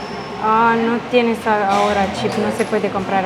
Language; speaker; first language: Spanish; non-native, learner; Romanian